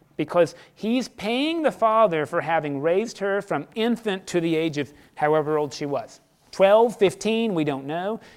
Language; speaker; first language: English; native; English